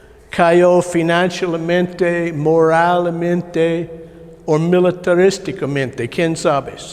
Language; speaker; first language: Spanish; non-native, learner; English